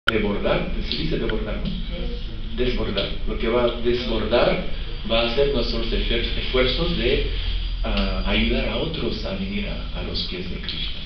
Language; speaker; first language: Spanish; non-native, fluent; French